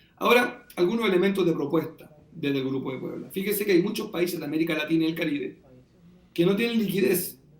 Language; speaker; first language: Spanish; native; Spanish